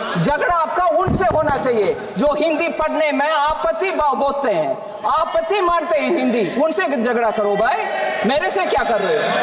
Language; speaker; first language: Hindi; non-native, local second language; Tamil